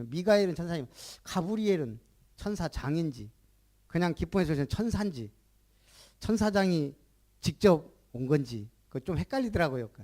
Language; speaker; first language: Korean; native; Korean